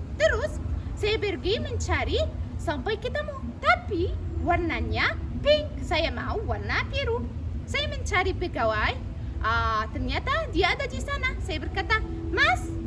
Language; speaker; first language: Indonesian; non-native, fluent; Arabic